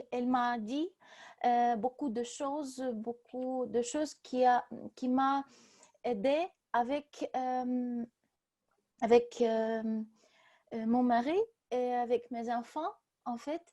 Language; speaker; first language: French; non-native, learner; Russian